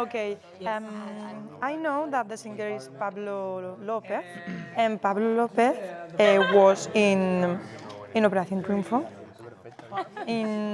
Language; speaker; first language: English; non-native, learner; Spanish